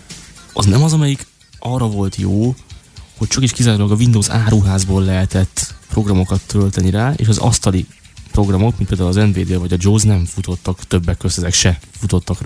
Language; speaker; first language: Hungarian; native; Hungarian